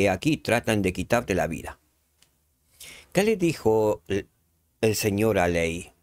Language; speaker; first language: Spanish; native; Spanish